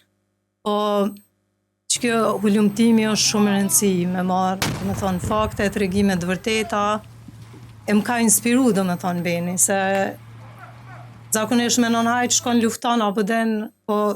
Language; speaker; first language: Albanian; native; Albanian